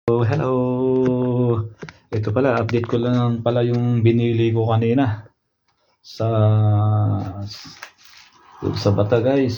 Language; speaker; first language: Filipino; native; Filipino